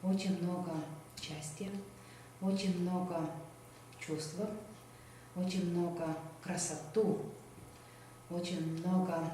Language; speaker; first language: Russian; non-native, learner; Estonian